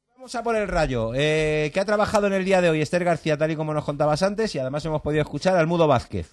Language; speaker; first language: Spanish; native; Spanish